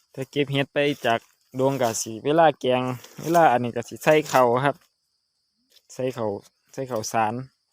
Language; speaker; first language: Thai; native; Thai